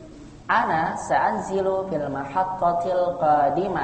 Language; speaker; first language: Arabic; non-native, fluent; Indonesian